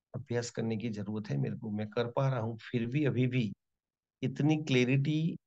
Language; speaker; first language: Hindi; non-native, local second language; Gujarati